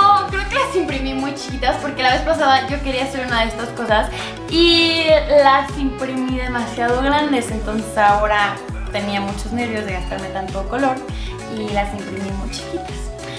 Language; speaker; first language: Spanish; native; Spanish